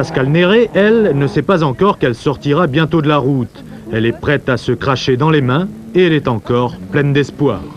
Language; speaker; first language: French; native; French